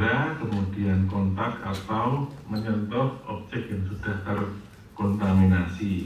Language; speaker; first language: Indonesian; native; Indonesian